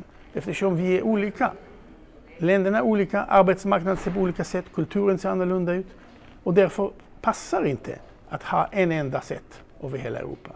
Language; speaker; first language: Swedish; non-native, fluent; Hebrew